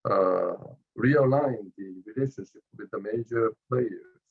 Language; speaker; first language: English; non-native, fluent; Japanese